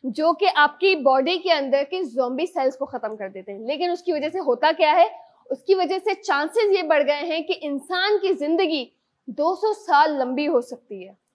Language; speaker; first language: Urdu; native; Urdu